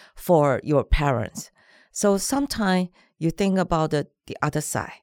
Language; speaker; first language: English; non-native, learner; Chinese